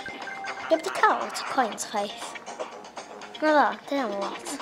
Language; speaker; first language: Welsh; native; Welsh